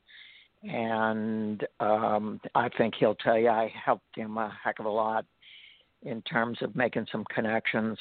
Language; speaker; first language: English; native; English